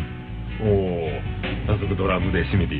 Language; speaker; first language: Japanese; native; Japanese